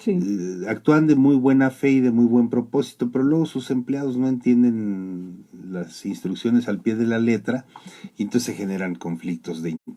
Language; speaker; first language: Spanish; native; Spanish